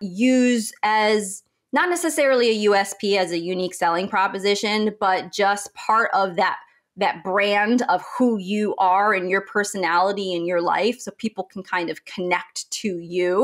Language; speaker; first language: English; native; English